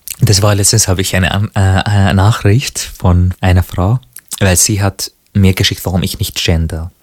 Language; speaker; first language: German; non-native, fluent; Arabic